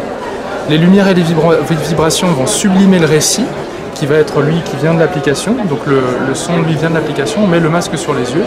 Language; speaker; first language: French; native; French